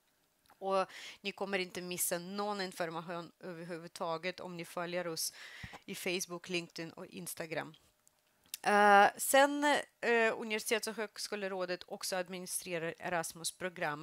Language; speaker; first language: Swedish; non-native, fluent; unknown